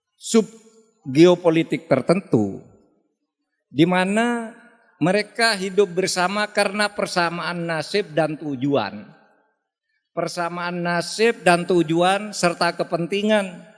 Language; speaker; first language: Indonesian; non-native, local second language; Madurese